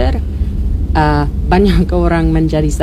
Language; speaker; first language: Indonesian; non-native, learner; English